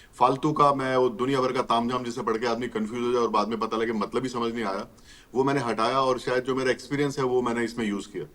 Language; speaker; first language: Hindi; native; Hindi